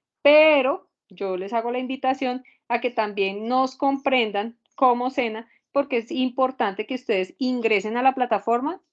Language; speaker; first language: Spanish; native; Spanish